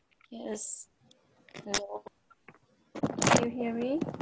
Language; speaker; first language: English; non-native, fluent; Vietnamese